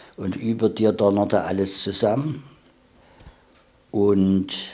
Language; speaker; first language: German; native; German